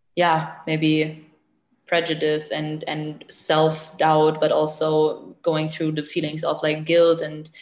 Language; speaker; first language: English; non-native, fluent; German